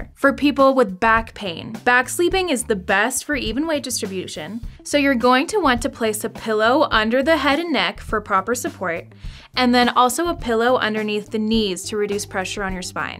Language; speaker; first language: English; native; English